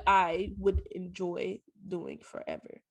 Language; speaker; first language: English; native; English